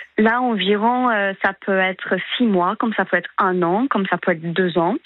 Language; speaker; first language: French; non-native, fluent; English